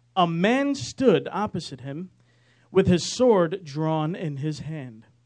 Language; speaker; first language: English; native; English